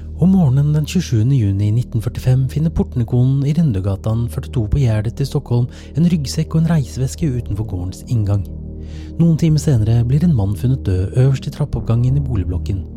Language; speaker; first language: Norwegian; native; Norwegian